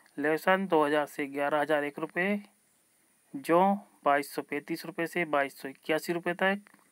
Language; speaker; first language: Hindi; native; Hindi